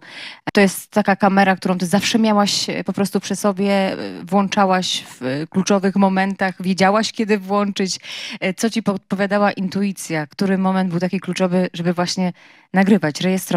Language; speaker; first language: Polish; native; Polish